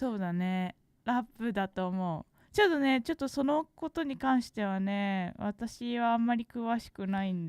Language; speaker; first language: Japanese; native; Japanese